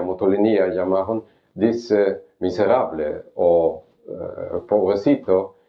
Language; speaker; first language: Spanish; non-native, fluent; German